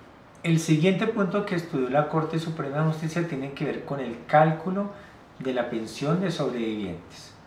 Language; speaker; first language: Spanish; native; Spanish